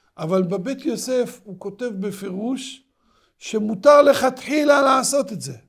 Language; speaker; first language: Hebrew; native; Hebrew